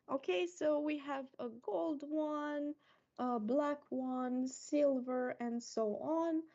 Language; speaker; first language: English; non-native, fluent; Romanian